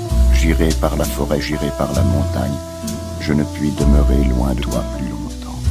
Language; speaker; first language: French; native; French